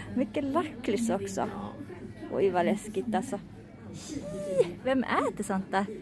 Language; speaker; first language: Swedish; non-native, learner; Japanese